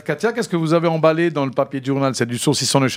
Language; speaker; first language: French; native; French